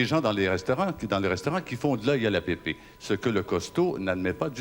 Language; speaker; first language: French; native; French